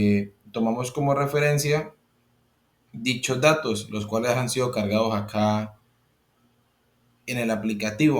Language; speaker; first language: Spanish; native; Spanish